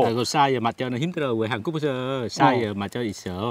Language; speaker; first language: Korean; non-native, learner; Vietnamese